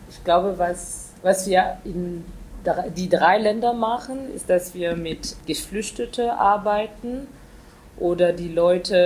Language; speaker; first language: German; non-native, fluent; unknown